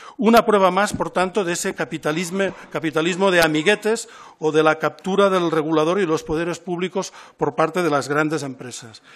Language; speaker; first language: Spanish; non-native, local second language; Catalan